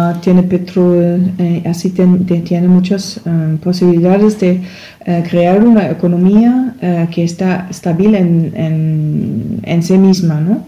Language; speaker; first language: Spanish; non-native, learner; German